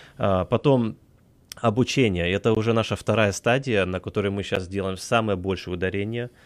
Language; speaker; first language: Russian; native; Russian